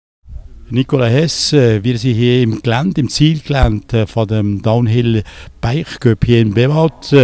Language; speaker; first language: German; native; German